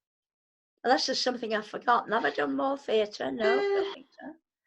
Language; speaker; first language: English; native; English